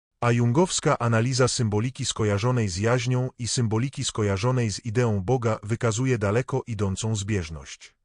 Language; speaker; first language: Polish; native; Polish